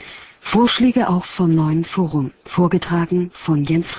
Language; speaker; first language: German; native; German